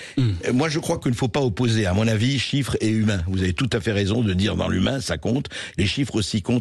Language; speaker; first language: French; native; French